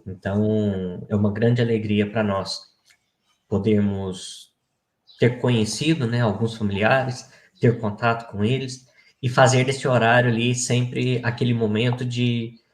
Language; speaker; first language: Portuguese; native; Portuguese